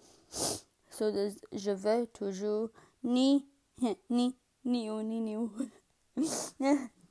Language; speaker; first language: French; non-native, learner; English